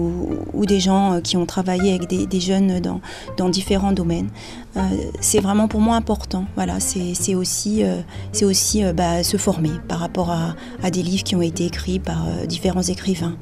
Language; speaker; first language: French; native; French